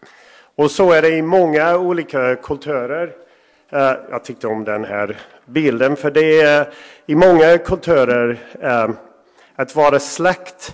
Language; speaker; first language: Swedish; non-native, fluent; English